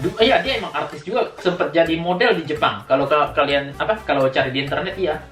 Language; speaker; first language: Indonesian; native; Indonesian